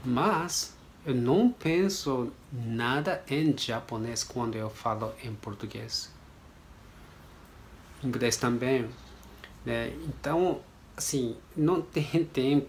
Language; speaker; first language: Portuguese; non-native, learner; Japanese